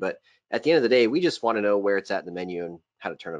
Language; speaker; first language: English; native; English